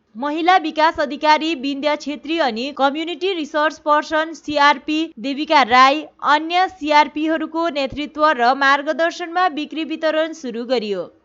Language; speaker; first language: Nepali; native; Nepali